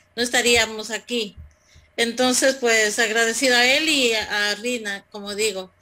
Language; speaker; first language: Spanish; native; Spanish